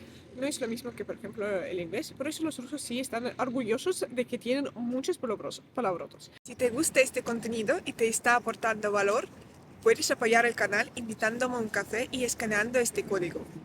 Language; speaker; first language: Spanish; non-native, fluent; Russian